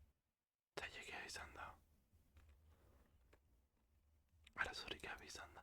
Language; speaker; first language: Basque; non-native, learner; French